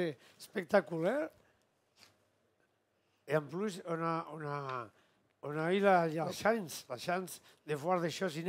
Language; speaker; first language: French; non-native, fluent; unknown